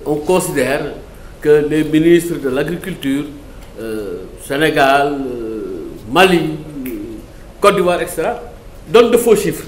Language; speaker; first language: French; non-native, local second language; Wolof